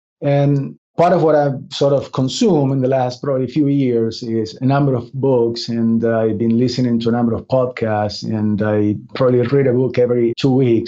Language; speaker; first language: English; non-native, fluent; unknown